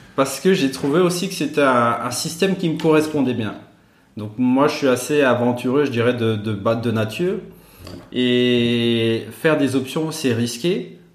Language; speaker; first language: French; non-native, local second language; Malagasy